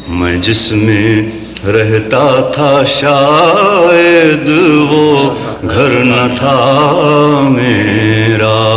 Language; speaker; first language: Urdu; native; Urdu